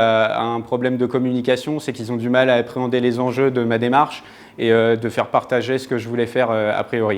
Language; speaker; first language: French; native; French